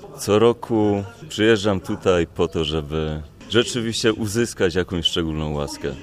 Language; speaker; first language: Polish; native; Polish